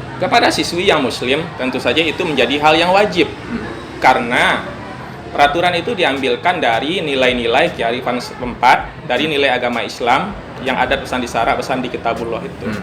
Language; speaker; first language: Indonesian; non-native, local second language; Minangkabau